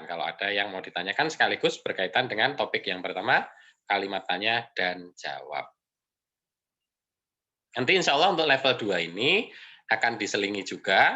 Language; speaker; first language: Indonesian; native; Indonesian